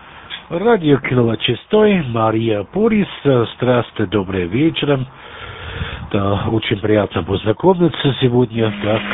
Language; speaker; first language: Russian; non-native, learner; German